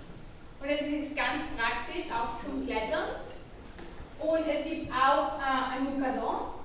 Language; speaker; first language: German; non-native, learner; Catalan